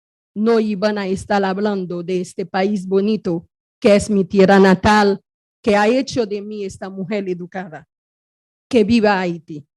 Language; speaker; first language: Spanish; non-native, fluent; Haitian Creole